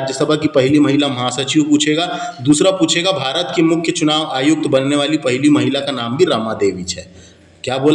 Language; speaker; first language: Hindi; native; Hindi